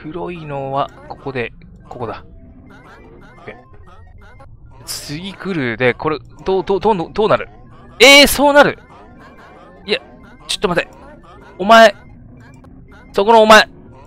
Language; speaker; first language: Japanese; native; Japanese